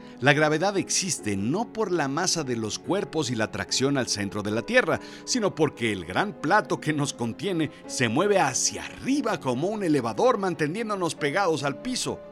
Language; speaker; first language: Spanish; native; Spanish